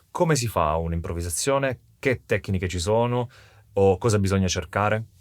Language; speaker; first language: Italian; native; Italian